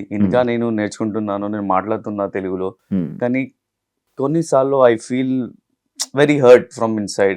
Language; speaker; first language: Telugu; non-native, learner; Hindi